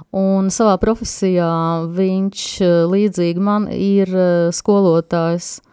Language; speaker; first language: Latvian; native; Latvian